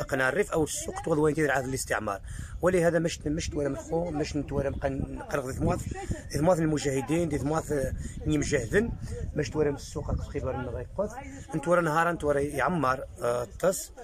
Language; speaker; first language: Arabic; non-native, local second language; Riffian